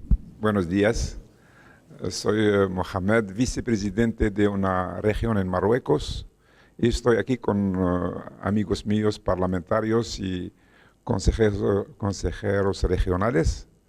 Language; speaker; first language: Spanish; non-native, fluent; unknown